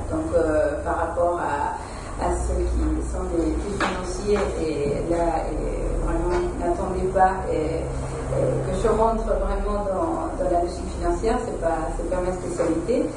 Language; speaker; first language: French; non-native, fluent; Spanish